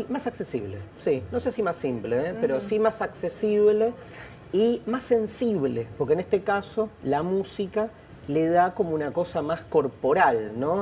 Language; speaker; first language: Spanish; native; Spanish